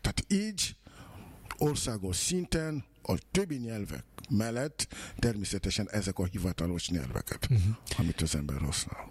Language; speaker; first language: Hungarian; non-native, fluent; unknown